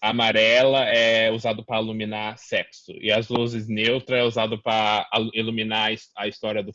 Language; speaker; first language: Portuguese; early bilingual, heritage; Portuguese